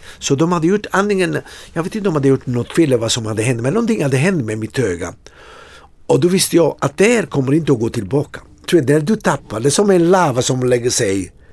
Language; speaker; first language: Swedish; non-native, fluent; Italian